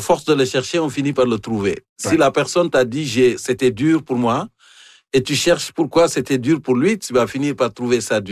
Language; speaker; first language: French; native; French